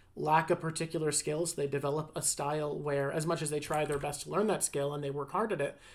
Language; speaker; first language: English; native; English